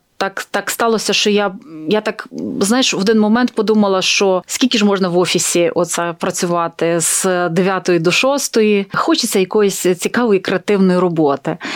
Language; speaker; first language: Ukrainian; native; Ukrainian